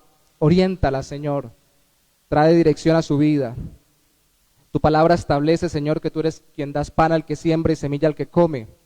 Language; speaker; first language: Spanish; native; Spanish